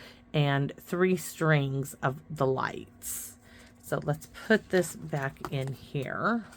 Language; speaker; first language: English; native; English